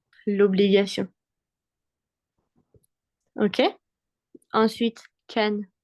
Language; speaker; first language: English; non-native, fluent; French